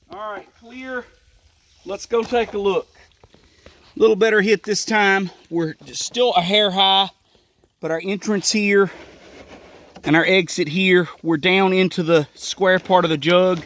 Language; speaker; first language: English; native; English